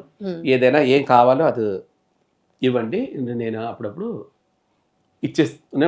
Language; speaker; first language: Telugu; non-native, local second language; Tamil